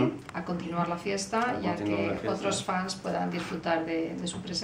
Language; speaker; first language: Spanish; native; Spanish